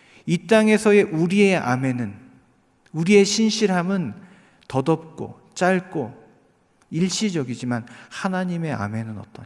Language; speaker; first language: Korean; native; Korean